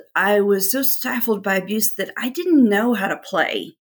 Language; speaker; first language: English; native; English